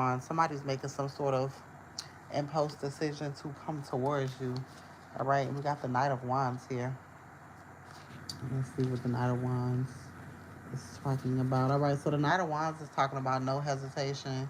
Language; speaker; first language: English; native; English